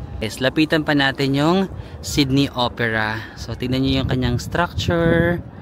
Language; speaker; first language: Filipino; non-native, local second language; Cebuano